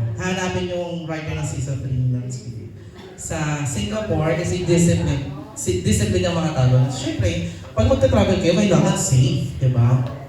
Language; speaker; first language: Filipino; native; Filipino